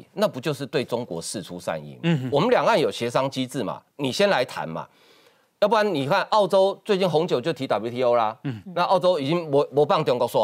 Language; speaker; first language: Chinese; native; Chinese